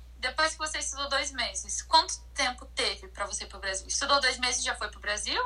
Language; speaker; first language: Portuguese; native; Portuguese